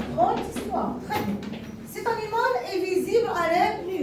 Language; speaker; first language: French; non-native, local second language; Arabic